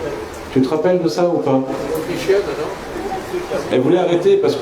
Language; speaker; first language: French; native; French